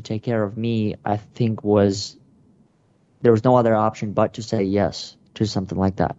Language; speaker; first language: English; early bilingual, other home language; Russian